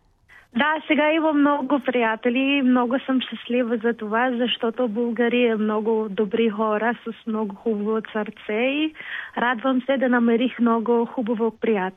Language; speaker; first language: Bulgarian; non-native, learner; Filipino